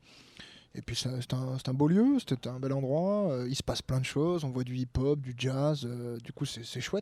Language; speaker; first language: French; native; French